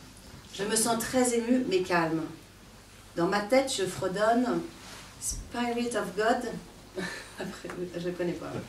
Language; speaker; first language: French; native; French